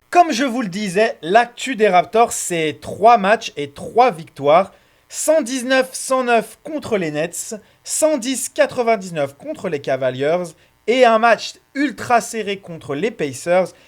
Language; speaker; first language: French; native; French